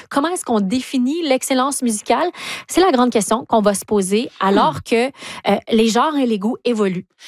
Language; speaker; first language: French; native; French